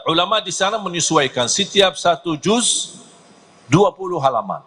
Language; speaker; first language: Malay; non-native, fluent; Arabic